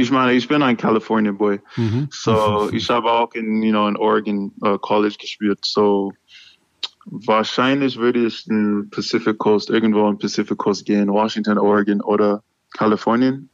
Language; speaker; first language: German; non-native, learner; English